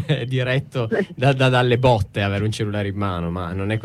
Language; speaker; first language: Italian; native; Italian